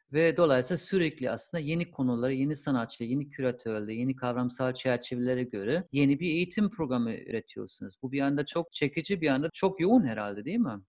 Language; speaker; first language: Turkish; non-native, fluent; German